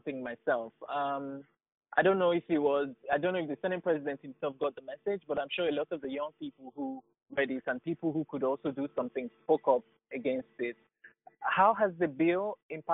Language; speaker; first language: English; non-native, local second language; Igbo